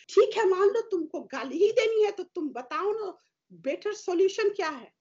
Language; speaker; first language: Hindi; native; Hindi